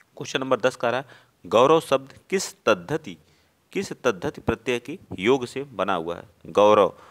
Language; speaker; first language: Hindi; native; Hindi